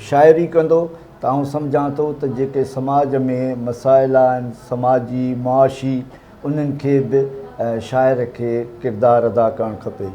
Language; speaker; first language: Sindhi; native; Sindhi